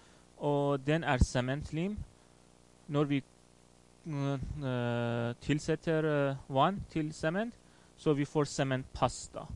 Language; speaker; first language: Norwegian; non-native, fluent; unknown